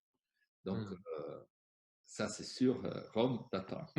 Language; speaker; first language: French; non-native, fluent; Italian